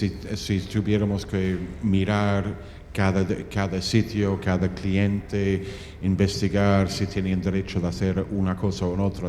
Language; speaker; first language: Spanish; non-native, fluent; English